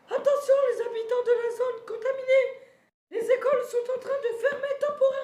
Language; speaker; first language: French; native; French